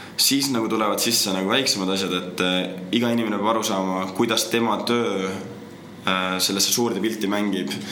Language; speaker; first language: Estonian; native; Estonian